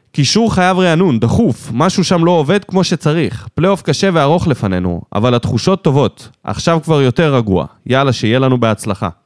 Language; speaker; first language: Hebrew; native; Hebrew